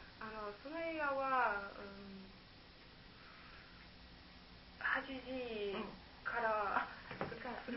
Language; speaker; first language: Japanese; non-native, learner; German